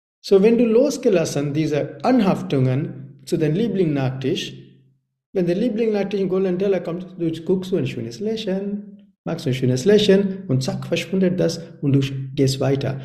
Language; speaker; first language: German; non-native, learner; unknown